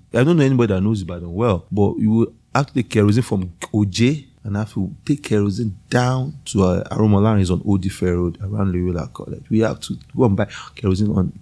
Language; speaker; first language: English; non-native, local second language; Yoruba